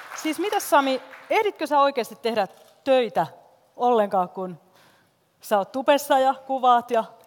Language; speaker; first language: Finnish; native; Finnish